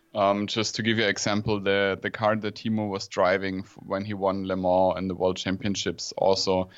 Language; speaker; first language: English; non-native, fluent; German